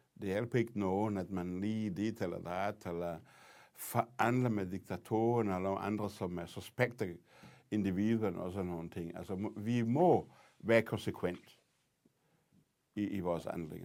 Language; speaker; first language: Danish; non-native, fluent; Portuguese